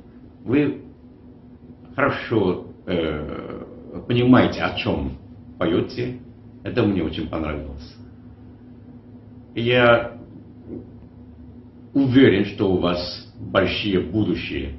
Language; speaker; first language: Russian; non-native, learner; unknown